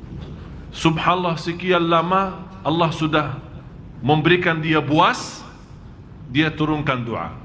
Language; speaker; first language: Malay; non-native, fluent; Arabic